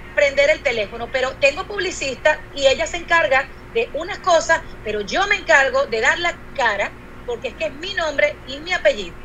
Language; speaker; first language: Spanish; native; Spanish